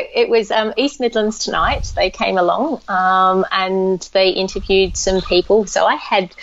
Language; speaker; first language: English; native; English